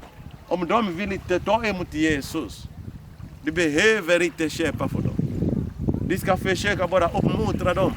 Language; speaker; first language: Swedish; non-native, fluent; Lingala